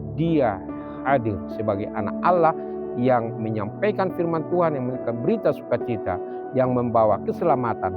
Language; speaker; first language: Indonesian; native; Indonesian